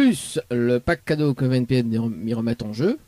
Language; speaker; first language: French; native; French